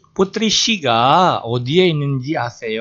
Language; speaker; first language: Korean; non-native, fluent; Indonesian